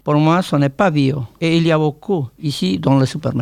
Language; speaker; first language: French; non-native, learner; Spanish